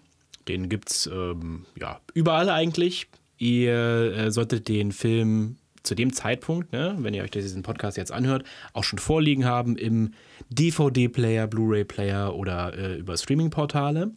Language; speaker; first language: German; native; German